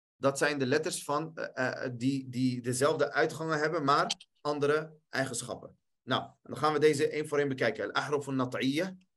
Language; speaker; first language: Dutch; early bilingual, other home language; Arabic